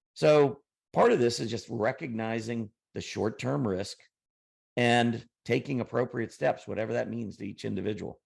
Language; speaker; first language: English; native; English